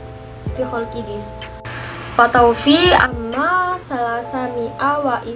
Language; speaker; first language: Arabic; non-native, learner; Indonesian